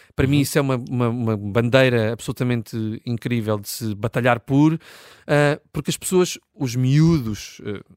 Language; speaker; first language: Portuguese; native; Portuguese